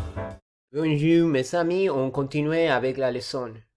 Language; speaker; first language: French; non-native, learner; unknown